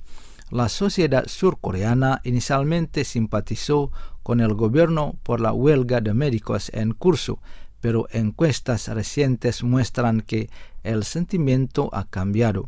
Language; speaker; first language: Spanish; non-native, fluent; Indonesian